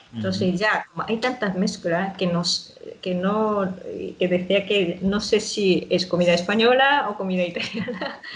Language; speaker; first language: Spanish; non-native, fluent; Japanese